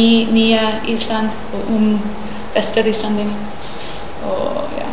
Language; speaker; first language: Icelandic; non-native, learner; English